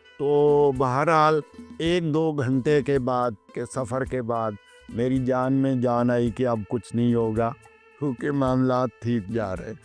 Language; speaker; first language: Urdu; non-native, local second language; Punjabi